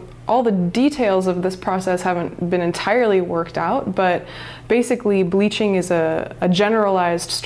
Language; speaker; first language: English; native; English